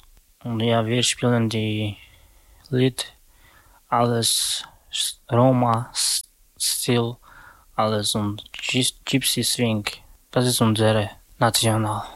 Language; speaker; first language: German; non-native, learner; Romany